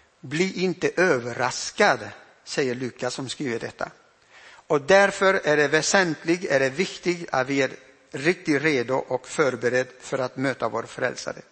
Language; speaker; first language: Swedish; non-native, fluent; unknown